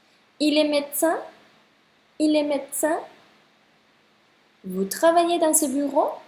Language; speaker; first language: French; non-native, fluent; Spanish